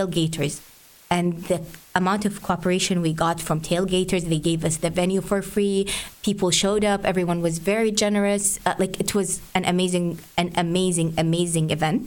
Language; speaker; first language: English; non-native, fluent; Arabic